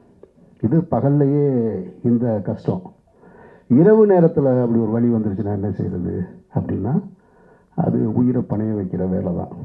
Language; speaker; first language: Tamil; native; Tamil